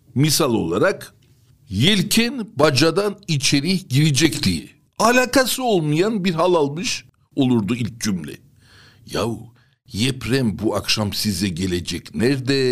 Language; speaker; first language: Turkish; non-native, local second language; Armenian